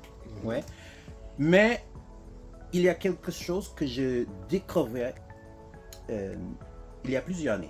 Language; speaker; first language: French; non-native, learner; English